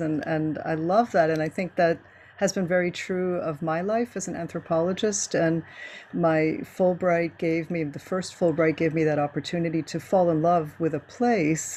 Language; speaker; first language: English; early bilingual, other home language; Spanish